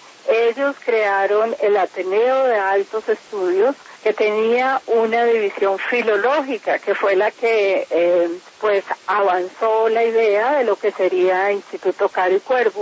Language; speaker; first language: Spanish; native; Spanish